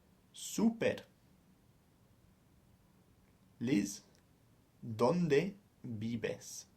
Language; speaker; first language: Spanish; non-native, fluent; English